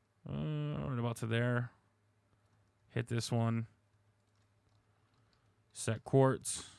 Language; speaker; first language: English; native; English